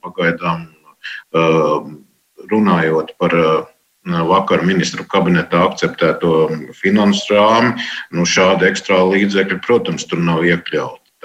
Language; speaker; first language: Latvian; non-native, local second language; Russian